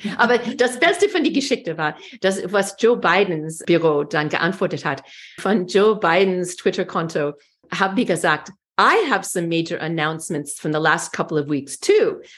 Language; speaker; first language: German; non-native, fluent; English